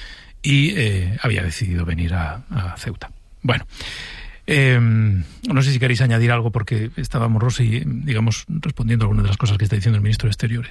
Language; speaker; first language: Spanish; native; Spanish